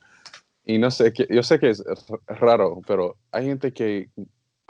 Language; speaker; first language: Spanish; non-native, learner; English